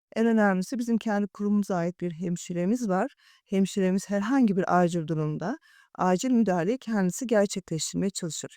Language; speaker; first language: Turkish; native; Turkish